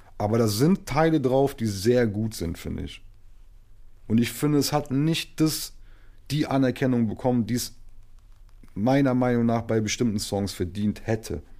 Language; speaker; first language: German; native; German